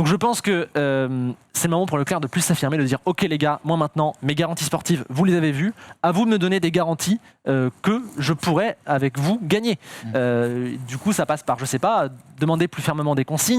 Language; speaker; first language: French; native; French